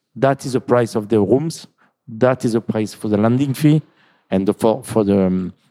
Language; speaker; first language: English; non-native, fluent; French